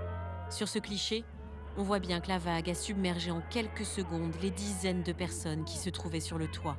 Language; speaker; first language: French; native; French